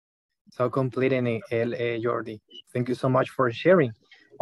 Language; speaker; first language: English; non-native, fluent; Spanish